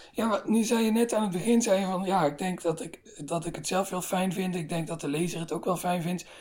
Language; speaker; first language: Dutch; native; Dutch